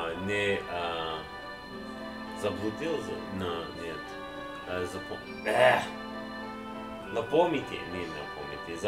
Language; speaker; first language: Russian; non-native, learner; English